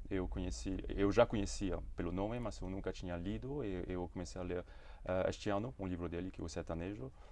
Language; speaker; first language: Portuguese; non-native, fluent; Morisyen